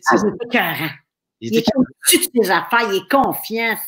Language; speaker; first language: French; native; French